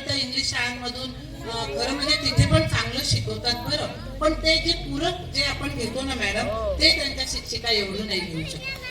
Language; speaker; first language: Marathi; non-native, local second language; Marwari